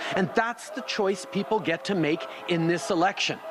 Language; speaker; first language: English; early bilingual, other home language; French